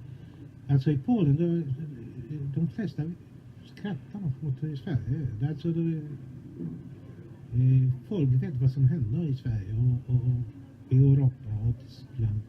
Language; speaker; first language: Swedish; non-native, fluent; Polish